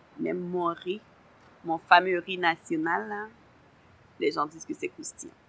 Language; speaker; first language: French; non-native, local second language; Haitian Creole